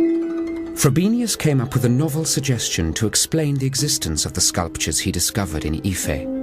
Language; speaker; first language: English; native; English